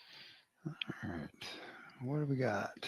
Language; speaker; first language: English; native; English